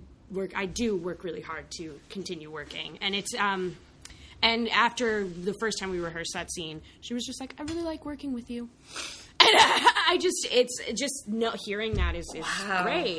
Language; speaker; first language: English; native; English